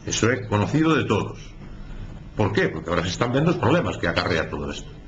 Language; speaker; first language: Spanish; non-native, local second language; Galician